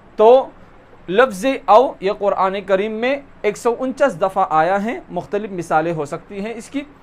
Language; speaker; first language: Urdu; non-native, local second language; Pashto